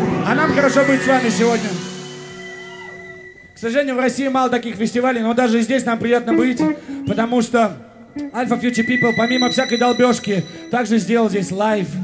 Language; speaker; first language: Russian; native; Russian